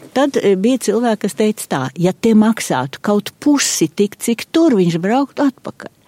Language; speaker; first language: Latvian; native; Latvian